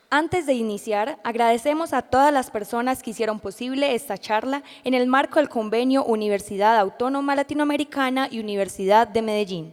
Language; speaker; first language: Spanish; native; Spanish